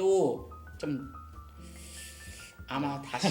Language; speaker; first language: Korean; non-native, learner; Japanese